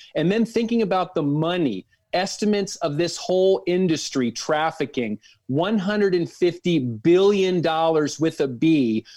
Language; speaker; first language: English; native; English